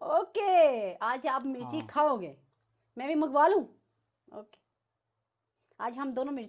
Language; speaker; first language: Hindi; non-native, learner; Bangla